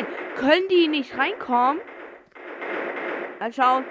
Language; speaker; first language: German; non-native, learner; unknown